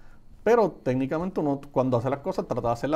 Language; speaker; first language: Spanish; native; Spanish